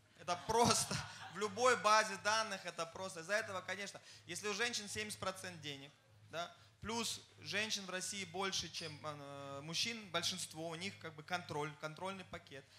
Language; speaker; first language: Russian; non-native, fluent; German